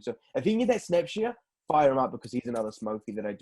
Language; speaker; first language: English; native; English